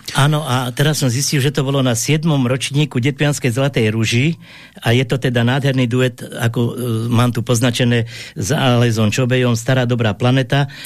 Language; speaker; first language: Slovak; native; Slovak